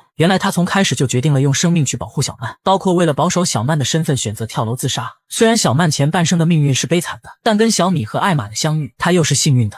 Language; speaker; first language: Chinese; native; Chinese